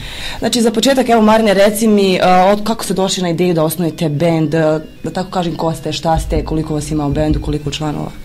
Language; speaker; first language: Croatian; native; Croatian